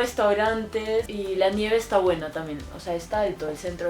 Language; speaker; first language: Spanish; native; Spanish